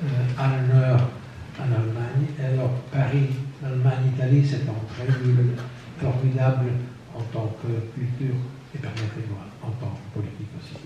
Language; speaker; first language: French; non-native, fluent; Italian